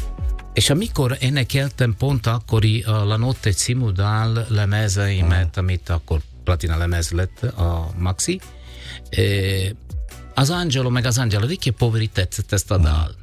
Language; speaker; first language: Hungarian; non-native, learner; Italian